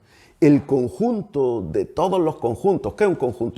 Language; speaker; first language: Spanish; native; Spanish